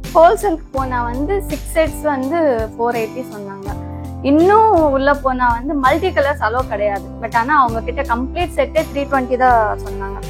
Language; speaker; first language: Tamil; non-native, local second language; Telugu